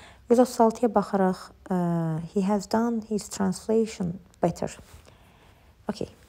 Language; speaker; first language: English; non-native, fluent; Azerbaijani